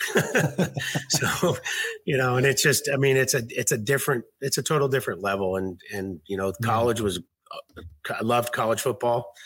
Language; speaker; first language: English; native; English